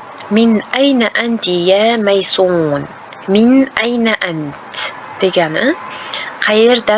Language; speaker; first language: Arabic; non-native, fluent; Uzbek